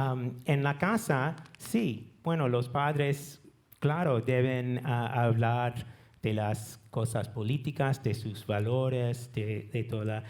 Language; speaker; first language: Spanish; non-native, learner; English